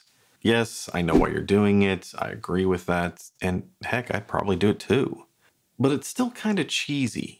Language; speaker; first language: English; native; English